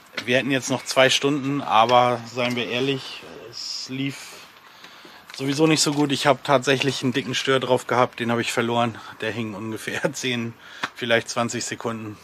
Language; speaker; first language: German; native; German